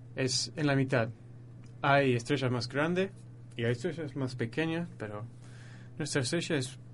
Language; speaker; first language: Spanish; non-native, fluent; English